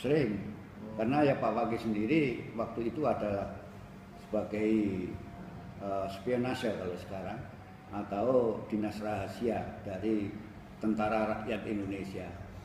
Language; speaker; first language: Indonesian; native; Indonesian